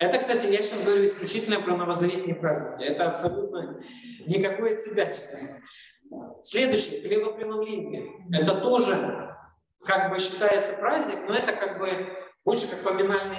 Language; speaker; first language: Russian; native; Russian